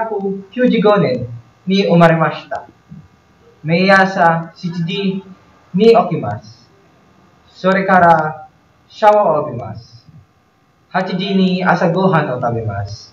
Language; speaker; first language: Japanese; non-native, learner; Filipino